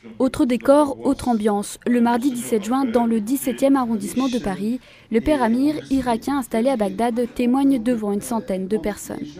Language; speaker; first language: French; native; French